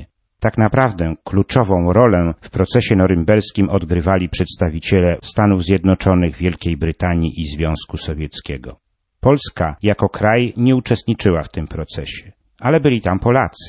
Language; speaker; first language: Polish; native; Polish